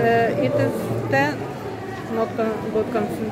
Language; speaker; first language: English; non-native, learner; Russian